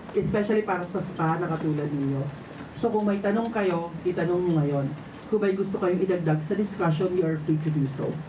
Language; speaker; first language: Filipino; non-native, local second language; Waray